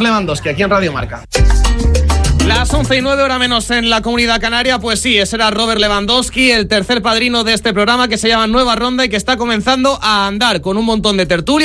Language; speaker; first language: Spanish; native; Spanish